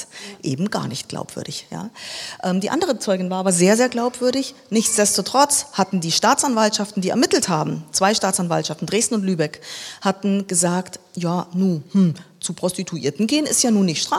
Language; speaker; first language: German; native; German